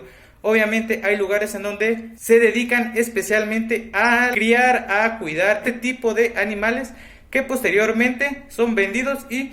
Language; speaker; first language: Spanish; native; Spanish